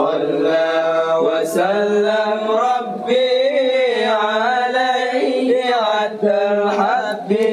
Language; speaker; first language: Arabic; non-native, learner; Indonesian